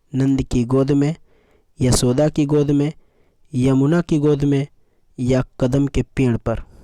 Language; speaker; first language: Hindi; native; Hindi